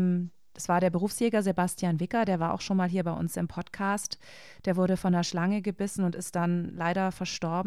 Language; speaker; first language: German; native; German